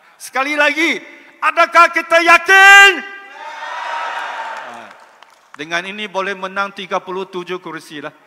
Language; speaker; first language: Malay; non-native, local second language; Chinese